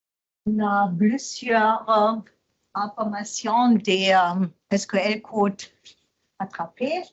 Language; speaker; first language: French; non-native, learner; German